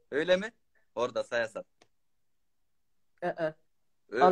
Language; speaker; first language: Turkish; non-native, learner; Kyrgyz